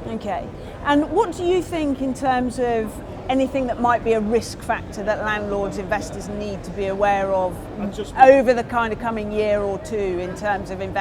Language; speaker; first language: English; native; English